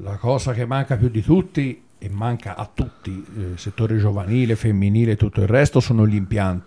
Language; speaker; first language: Italian; native; Italian